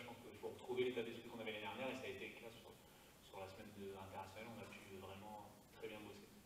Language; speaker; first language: French; native; French